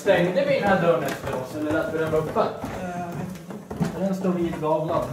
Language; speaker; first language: Swedish; native; Swedish